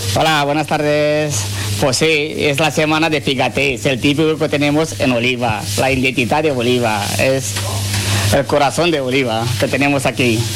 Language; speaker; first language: Spanish; non-native, fluent; Romanian